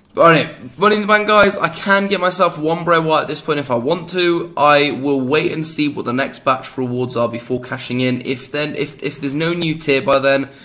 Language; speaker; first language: English; native; English